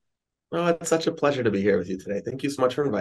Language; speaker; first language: English; native; English